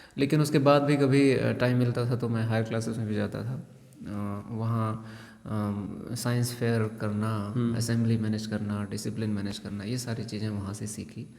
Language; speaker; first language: Hindi; native; Hindi